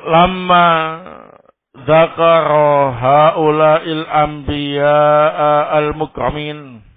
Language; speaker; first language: Arabic; non-native, fluent; Indonesian